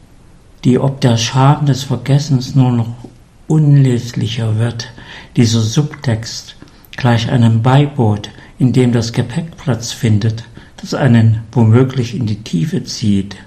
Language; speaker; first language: German; native; German